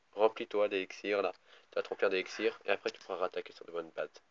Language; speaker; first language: French; native; French